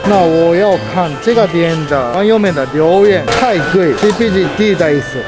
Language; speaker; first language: Chinese; non-native, fluent; Japanese